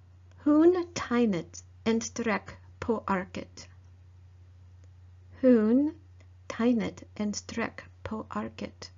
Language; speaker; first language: Norwegian; non-native, learner; English